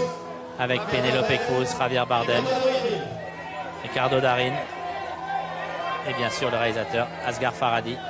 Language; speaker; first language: French; native; French